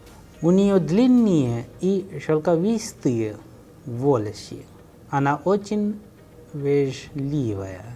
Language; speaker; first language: Russian; non-native, fluent; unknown